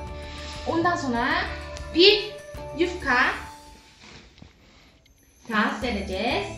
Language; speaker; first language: Turkish; non-native, fluent; Korean